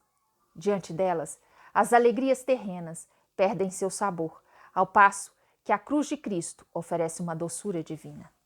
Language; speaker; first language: Portuguese; native; Portuguese